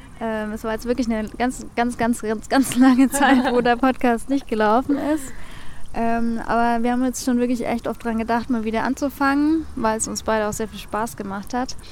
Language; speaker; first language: German; native; German